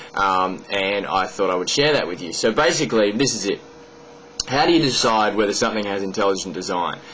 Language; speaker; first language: English; native; English